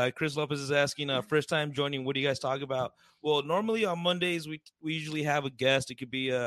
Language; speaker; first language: English; early bilingual, other home language; Spanish